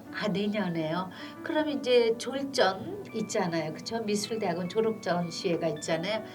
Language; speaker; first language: Korean; native; Korean